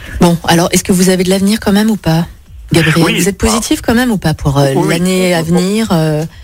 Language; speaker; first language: French; native; French